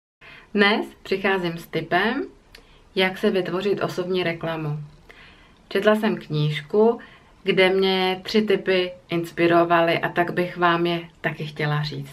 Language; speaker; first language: Czech; native; Czech